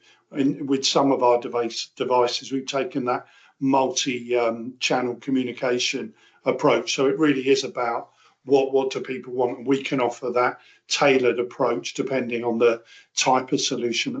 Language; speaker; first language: English; native; English